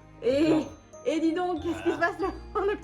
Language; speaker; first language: French; native; French